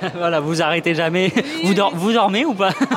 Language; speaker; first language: French; native; French